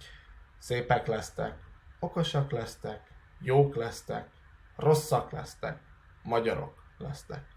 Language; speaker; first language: Hungarian; non-native, fluent; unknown